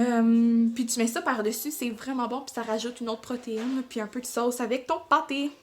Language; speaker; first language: French; native; French